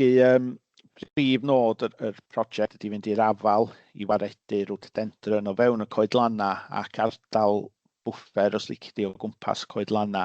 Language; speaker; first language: Welsh; native; Welsh